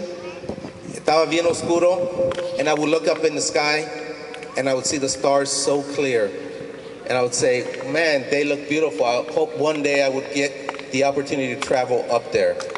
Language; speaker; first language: English; early bilingual, other home language; Spanish